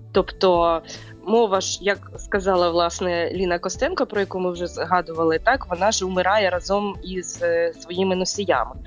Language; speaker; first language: Ukrainian; native; Ukrainian